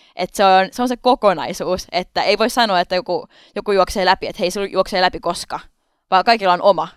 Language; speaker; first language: Finnish; non-native, local second language; Swedish